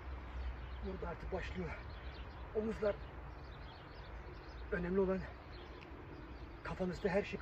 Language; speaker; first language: Turkish; early bilingual, heritage; Turkish